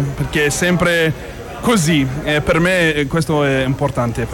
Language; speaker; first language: Italian; non-native, learner; English